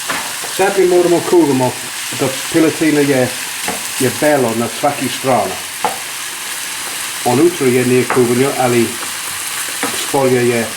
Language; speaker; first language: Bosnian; non-native, learner; English